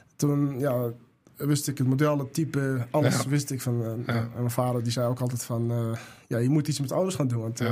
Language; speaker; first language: Dutch; early bilingual, other home language; Arabic